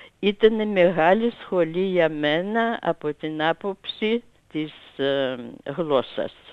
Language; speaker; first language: Greek; non-native, fluent; Russian